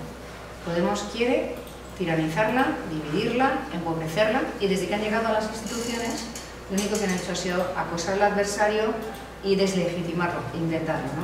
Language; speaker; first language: Spanish; native; Spanish